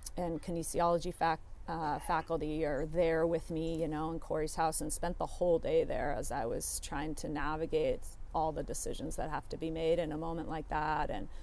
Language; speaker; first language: English; native; English